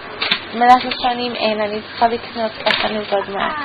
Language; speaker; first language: Hebrew; non-native, fluent; English